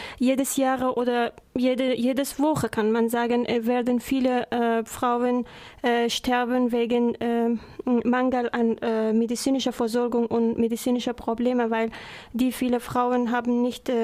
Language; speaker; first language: German; non-native, learner; Persian